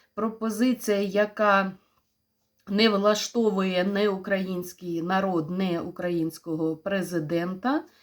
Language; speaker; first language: Ukrainian; non-native, local second language; Russian